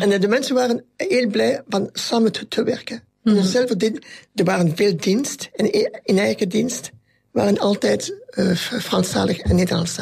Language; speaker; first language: Dutch; non-native, local second language; French